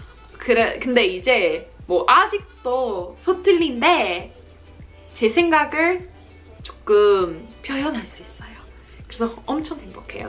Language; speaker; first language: Korean; non-native, learner; English